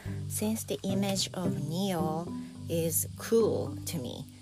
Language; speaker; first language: English; non-native, fluent; Japanese